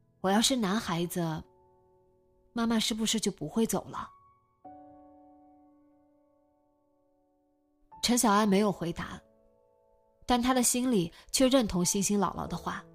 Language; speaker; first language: Chinese; native; Chinese